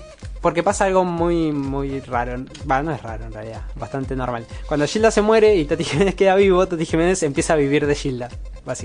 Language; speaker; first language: Spanish; native; Spanish